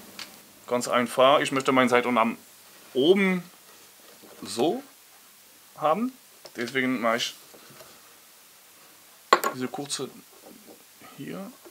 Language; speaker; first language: German; non-native, learner; French